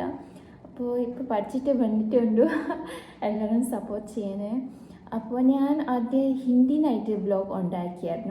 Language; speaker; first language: Malayalam; non-native, learner; Bodo